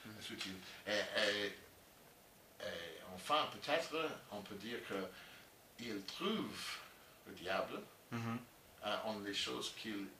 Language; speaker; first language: French; non-native, learner; English